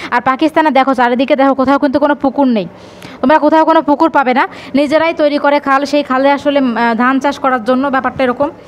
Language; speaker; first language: Bangla; native; Bangla